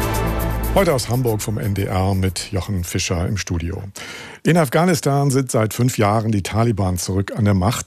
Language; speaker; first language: German; native; German